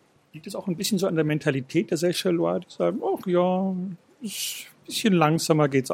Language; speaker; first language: German; native; German